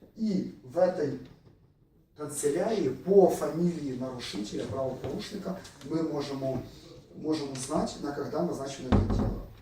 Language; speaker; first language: Russian; native; Russian